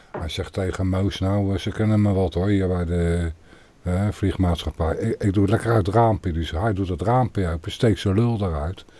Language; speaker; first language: Dutch; native; Dutch